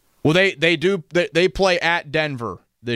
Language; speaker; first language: English; native; English